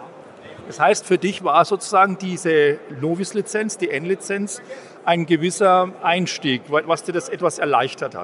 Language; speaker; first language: German; native; German